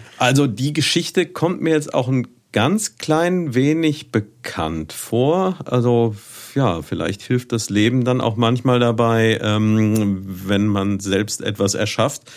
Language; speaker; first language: German; native; German